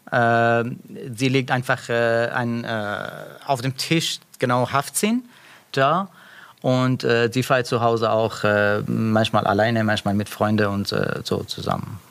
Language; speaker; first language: German; non-native, learner; Persian